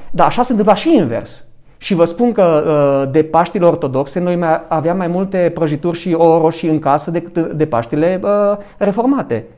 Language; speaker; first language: Romanian; non-native, local second language; Hungarian